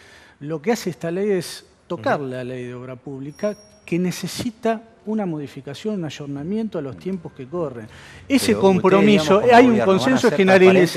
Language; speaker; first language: Spanish; native; Spanish